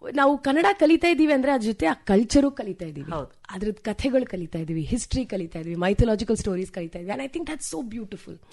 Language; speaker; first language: Kannada; non-native, local second language; Tamil